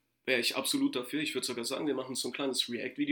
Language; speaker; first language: German; native; German